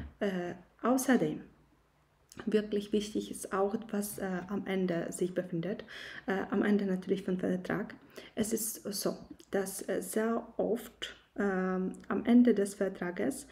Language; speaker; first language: German; non-native, fluent; Polish